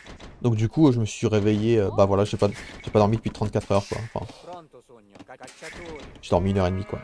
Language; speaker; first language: French; native; French